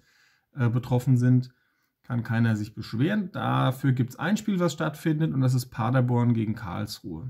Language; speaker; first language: German; native; German